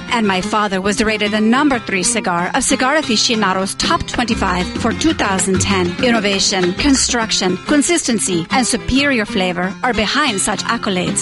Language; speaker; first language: English; native; English